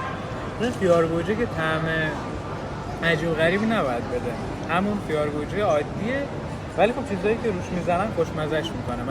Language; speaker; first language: Persian; native; Persian